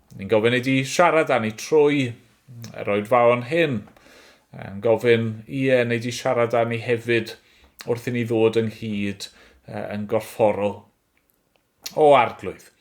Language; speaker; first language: Welsh; native; Welsh